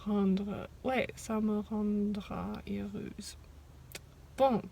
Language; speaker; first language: French; non-native, fluent; English